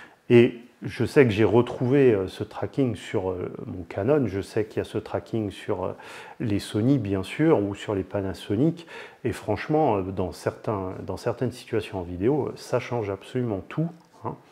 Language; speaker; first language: French; native; French